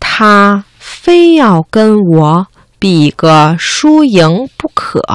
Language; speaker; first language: Chinese; non-native, fluent; Vietnamese